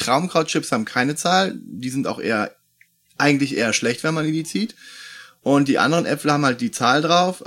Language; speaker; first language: German; native; German